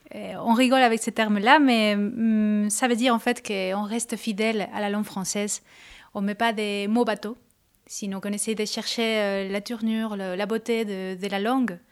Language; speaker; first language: French; non-native, fluent; Spanish